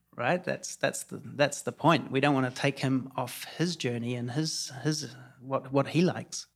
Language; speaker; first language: English; native; English